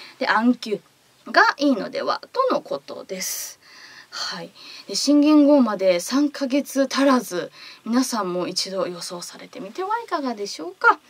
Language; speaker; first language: Japanese; native; Japanese